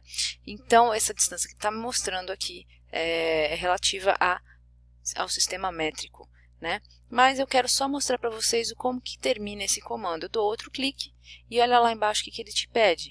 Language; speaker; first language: Portuguese; native; Portuguese